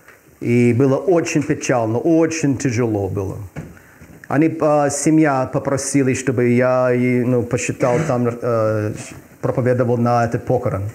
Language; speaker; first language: Russian; non-native, fluent; English